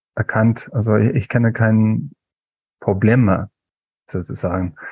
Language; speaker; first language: German; non-native, fluent; English